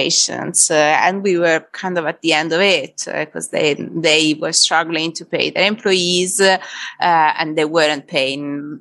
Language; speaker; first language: English; non-native, fluent; Italian